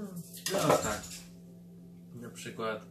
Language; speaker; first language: Polish; early bilingual, heritage; Polish